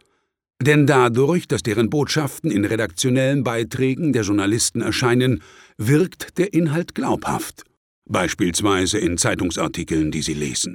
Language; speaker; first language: German; native; German